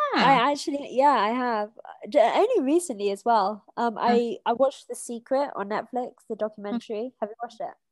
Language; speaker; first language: English; native; English